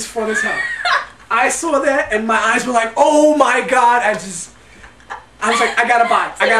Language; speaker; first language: English; native; English